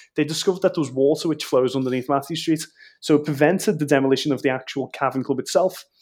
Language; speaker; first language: English; native; English